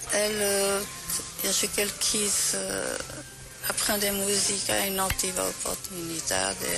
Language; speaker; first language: Portuguese; non-native, learner; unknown